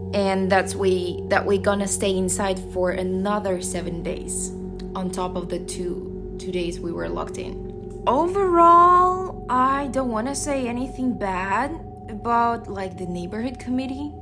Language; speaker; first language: English; non-native, fluent; Russian